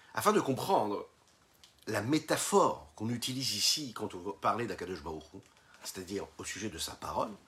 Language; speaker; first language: French; native; French